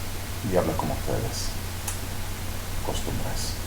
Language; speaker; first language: Spanish; native; Spanish